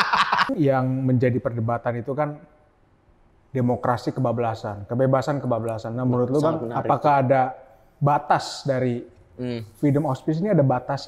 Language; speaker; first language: Indonesian; native; Indonesian